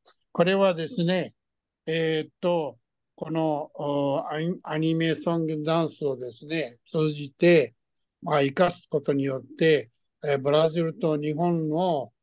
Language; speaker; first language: Japanese; early bilingual, heritage; Japanese